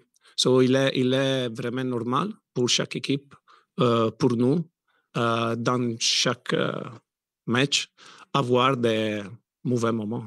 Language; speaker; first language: French; non-native, learner; Italian